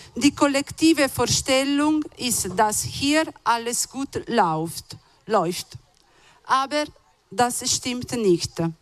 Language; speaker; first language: German; non-native, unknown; Italian